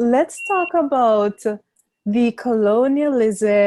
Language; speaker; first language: English; native; English